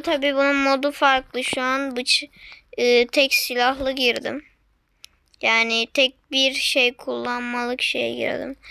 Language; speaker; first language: Turkish; native; Turkish